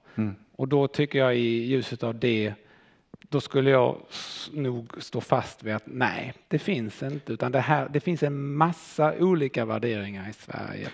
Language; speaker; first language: Swedish; native; Swedish